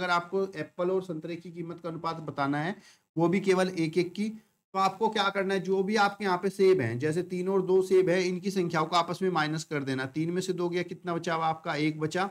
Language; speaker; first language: Hindi; native; Hindi